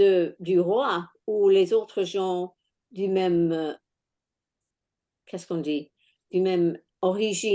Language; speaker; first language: French; non-native, fluent; English